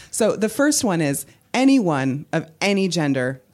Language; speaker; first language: English; native; English